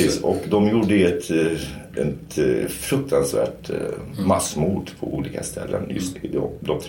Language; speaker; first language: Swedish; non-native, fluent; Kurdish